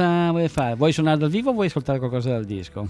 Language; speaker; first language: Italian; native; Italian